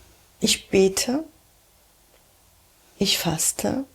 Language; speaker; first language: German; early bilingual, heritage; German